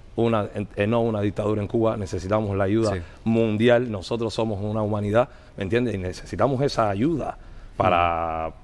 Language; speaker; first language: Spanish; native; Spanish